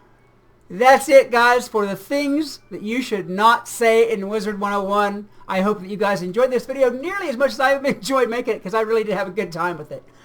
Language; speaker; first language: English; native; English